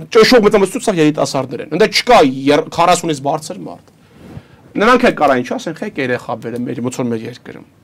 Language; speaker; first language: Armenian; native; Armenian